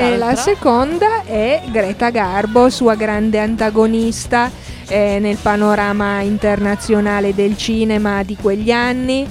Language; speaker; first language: Italian; native; Italian